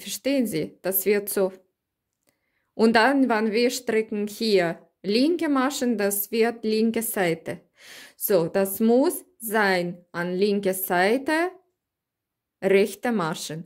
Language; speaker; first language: German; non-native, learner; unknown